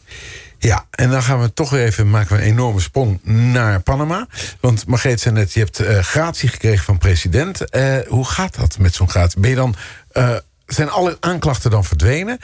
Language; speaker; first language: Dutch; native; Dutch